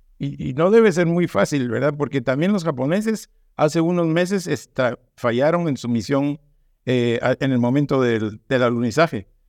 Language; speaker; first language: Spanish; native; Spanish